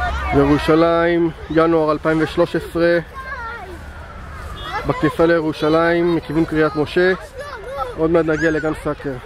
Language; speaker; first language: Hebrew; native; Hebrew